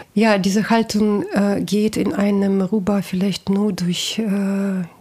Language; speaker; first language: German; non-native, fluent; Russian